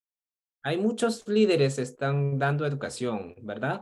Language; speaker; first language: Spanish; non-native, fluent; Korean